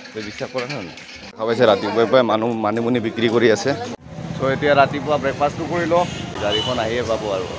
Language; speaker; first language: Assamese; native; Assamese